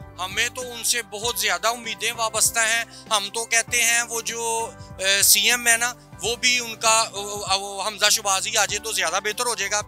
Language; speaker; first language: Urdu; native; Urdu